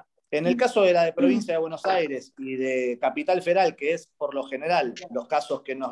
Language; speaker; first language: Spanish; native; Spanish